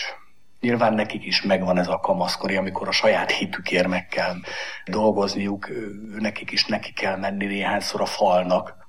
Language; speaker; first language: Hungarian; native; Hungarian